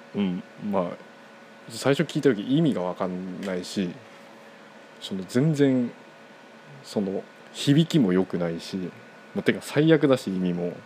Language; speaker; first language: Japanese; non-native, fluent; Korean